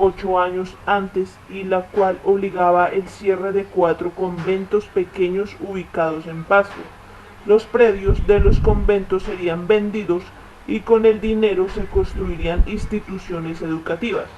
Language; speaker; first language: Spanish; native; Spanish